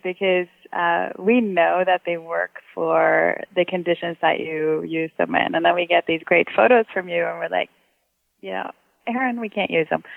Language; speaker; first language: English; non-native, fluent; Swedish